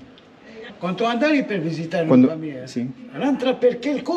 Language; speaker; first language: Italian; non-native, learner; Arabic